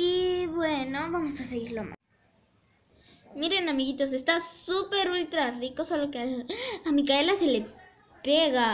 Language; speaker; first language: Spanish; native; Spanish